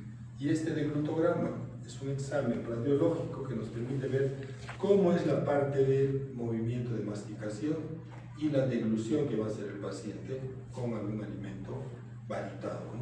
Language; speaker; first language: Spanish; native; Spanish